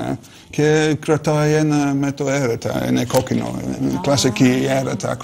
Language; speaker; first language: Greek; non-native, learner; English